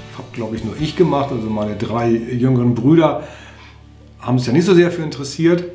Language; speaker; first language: German; native; German